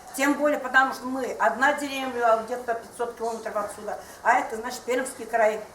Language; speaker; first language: Russian; non-native, local second language; Udmurt